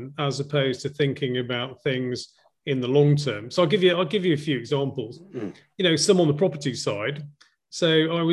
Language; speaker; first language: English; native; English